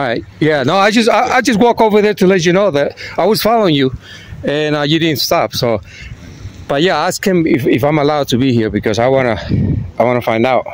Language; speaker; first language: English; non-native, fluent; Spanish